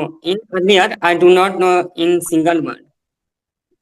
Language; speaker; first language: English; non-native, learner; Hindi